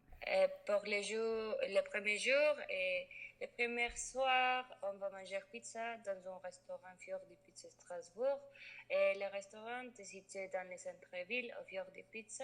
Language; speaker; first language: French; non-native, learner; Spanish